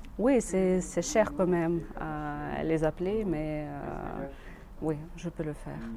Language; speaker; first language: French; non-native, learner; Russian